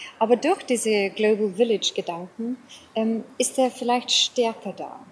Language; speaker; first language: German; non-native, fluent; Afrikaans